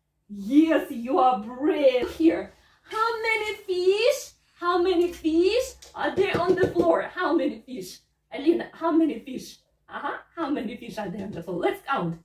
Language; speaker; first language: English; non-native, fluent; Russian